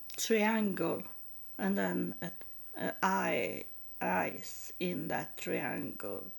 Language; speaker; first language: English; non-native, learner; Swedish